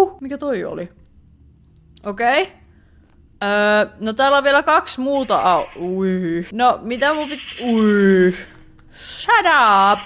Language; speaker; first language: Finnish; native; Finnish